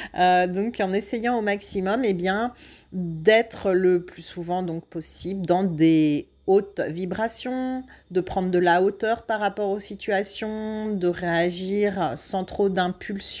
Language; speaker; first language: French; native; French